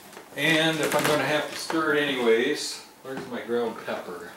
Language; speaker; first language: English; native; English